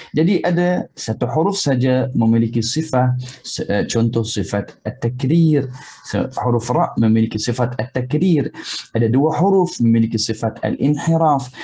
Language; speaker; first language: Malay; non-native, fluent; Arabic